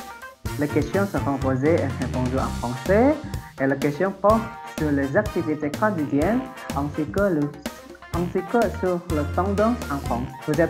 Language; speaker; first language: French; non-native, fluent; Indonesian